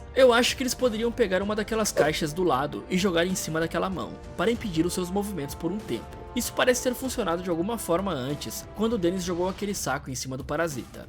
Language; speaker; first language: Portuguese; native; Portuguese